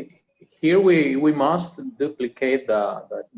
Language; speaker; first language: English; non-native, learner; Spanish